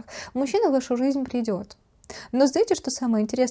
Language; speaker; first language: Russian; native; Russian